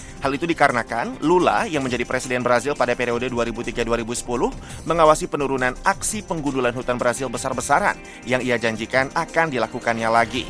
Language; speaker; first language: Indonesian; native; Indonesian